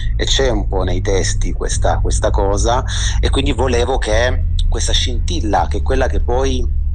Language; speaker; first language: Italian; native; Italian